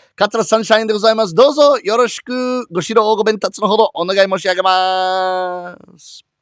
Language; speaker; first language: Japanese; non-native, fluent; English